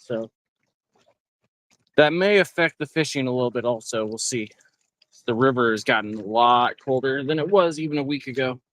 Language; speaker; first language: English; native; English